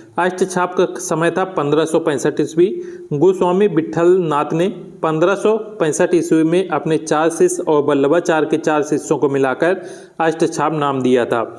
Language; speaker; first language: Hindi; native; Hindi